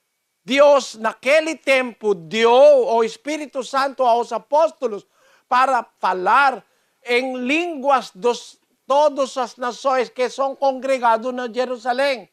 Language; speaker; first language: Portuguese; non-native, learner; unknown